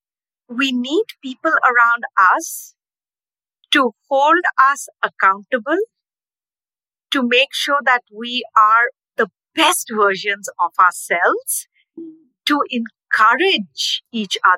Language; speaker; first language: English; non-native, local second language; Hindi